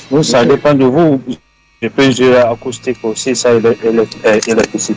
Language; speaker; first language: French; non-native, learner; Dutch